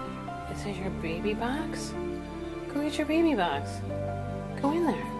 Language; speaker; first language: English; native; English